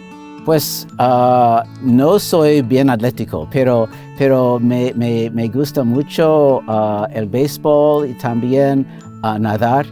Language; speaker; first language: Spanish; non-native, fluent; English